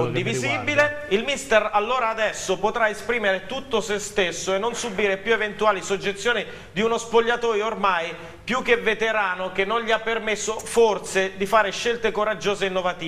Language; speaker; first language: Italian; native; Italian